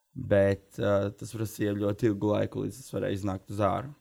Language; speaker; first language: Latvian; native; Latvian